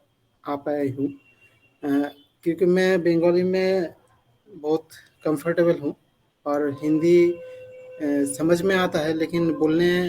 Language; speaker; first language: Hindi; non-native, local second language; Bangla